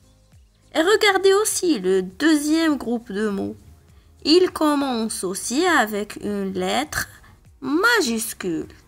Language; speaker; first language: French; non-native, local second language; Arabic